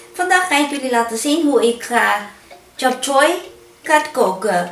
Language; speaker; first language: Dutch; non-native, fluent; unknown